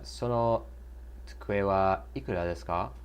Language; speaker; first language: Japanese; non-native, learner; English